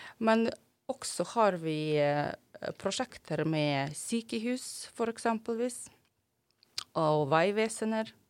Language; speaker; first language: Norwegian; non-native, fluent; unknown